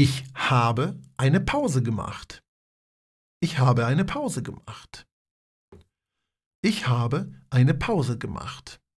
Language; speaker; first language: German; non-native, fluent; Polish